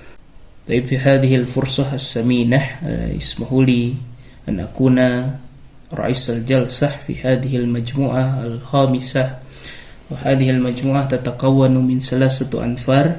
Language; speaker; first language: Arabic; non-native, learner; Indonesian